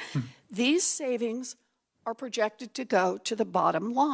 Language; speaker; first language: English; native; English